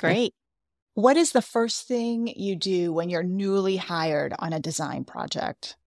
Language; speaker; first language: English; native; English